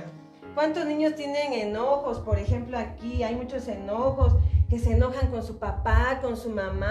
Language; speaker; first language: Spanish; native; Spanish